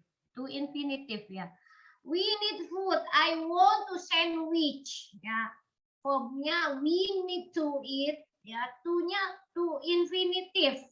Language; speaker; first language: English; non-native, learner; Indonesian